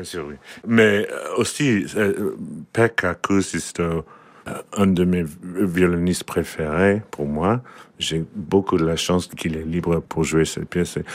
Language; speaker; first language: French; non-native, learner; English